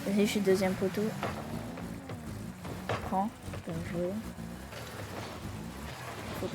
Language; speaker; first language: French; native; French